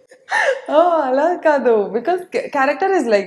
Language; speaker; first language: Telugu; non-native, learner; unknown